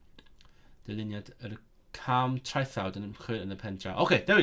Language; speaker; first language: Welsh; non-native, learner; Cantonese